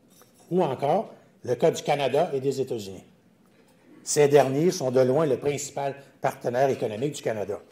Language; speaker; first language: French; native; French